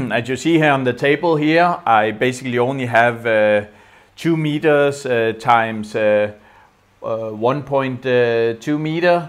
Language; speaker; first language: English; non-native, fluent; Danish